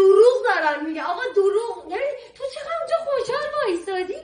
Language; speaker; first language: Persian; native; Persian